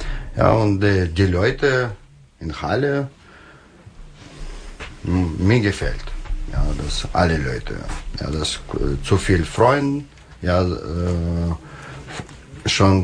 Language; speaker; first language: German; non-native, learner; Russian